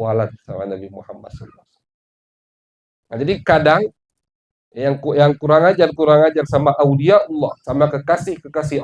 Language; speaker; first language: Indonesian; native; Indonesian